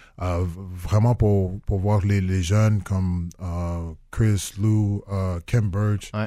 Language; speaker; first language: French; non-native, local second language; English